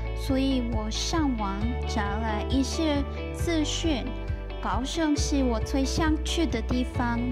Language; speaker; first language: Chinese; non-native, learner; Spanish